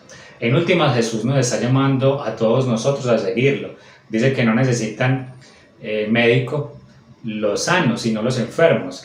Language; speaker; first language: Spanish; native; Spanish